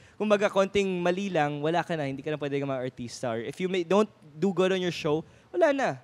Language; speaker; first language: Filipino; non-native, local second language; Cebuano